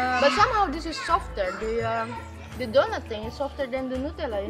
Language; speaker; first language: English; non-native, fluent; Indonesian